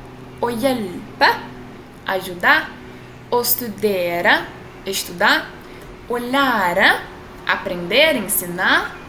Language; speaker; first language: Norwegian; non-native, fluent; Portuguese